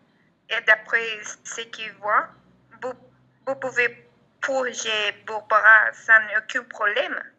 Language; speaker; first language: French; non-native, learner; Spanish